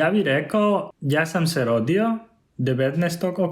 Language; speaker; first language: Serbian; non-native, fluent; Spanish